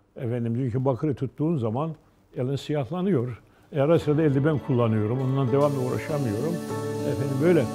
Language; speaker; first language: Turkish; native; Turkish